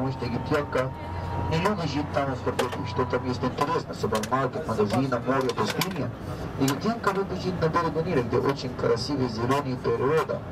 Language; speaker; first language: Russian; non-native, learner; Arabic